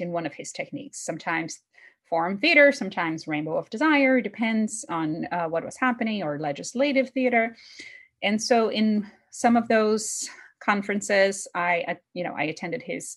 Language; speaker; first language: English; non-native, fluent; Portuguese